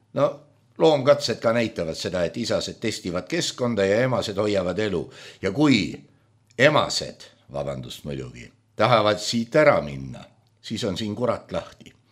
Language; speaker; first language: Estonian; native; Estonian